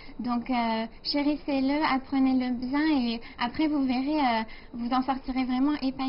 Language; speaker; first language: French; native; French